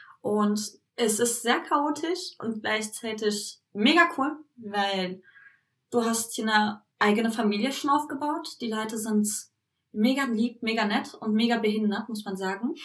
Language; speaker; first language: German; early bilingual, other home language; Turkish